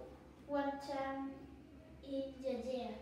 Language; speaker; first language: English; non-native, learner; Vietnamese